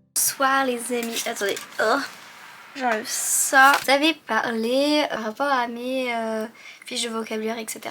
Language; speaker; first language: French; early bilingual, other home language; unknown